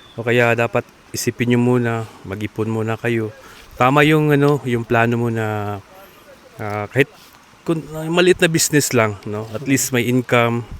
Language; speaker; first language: Filipino; non-native, local second language; Cebuano